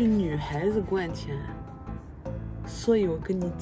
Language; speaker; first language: Chinese; non-native, fluent; French